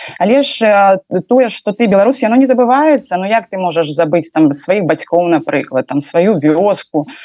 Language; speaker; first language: Belarusian; native; Belarusian